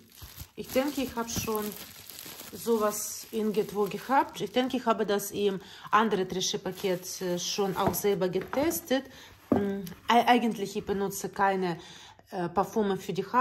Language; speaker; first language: German; non-native, learner; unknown